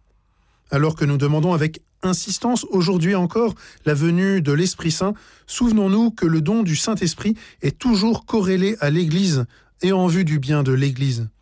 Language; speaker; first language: French; native; French